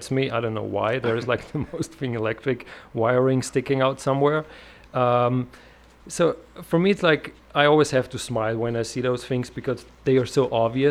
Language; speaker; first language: English; non-native, fluent; German